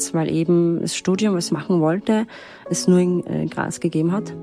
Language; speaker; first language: German; early bilingual, other home language; Turkish